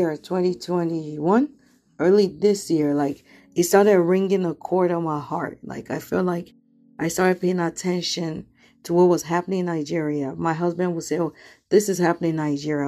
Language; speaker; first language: English; non-native, local second language; Yoruba